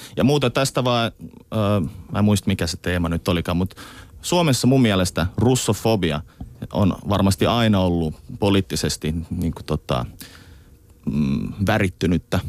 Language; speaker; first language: Finnish; early bilingual, other home language; Russian